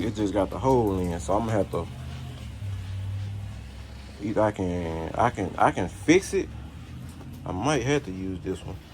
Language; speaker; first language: English; native; English